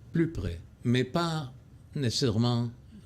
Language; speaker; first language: French; non-native, learner; Hebrew